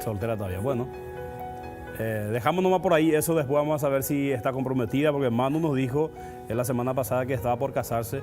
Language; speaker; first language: Spanish; native; Spanish